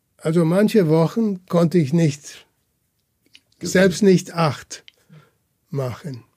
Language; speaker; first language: German; early bilingual, heritage; German